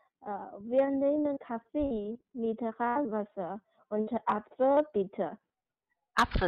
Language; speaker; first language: German; non-native, learner; Chinese